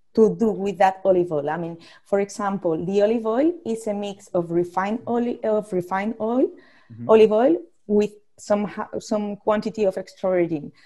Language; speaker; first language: English; non-native, fluent; Spanish